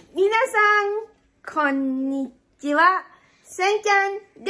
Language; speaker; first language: Japanese; non-native, fluent; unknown